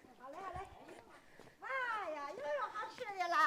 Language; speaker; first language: Chinese; native; Chinese